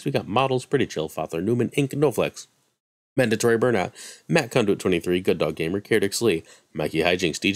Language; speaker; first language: English; native; English